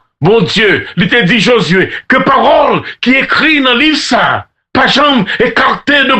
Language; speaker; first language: French; non-native, local second language; Haitian Creole